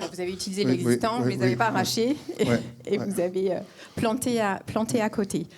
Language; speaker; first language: French; native; French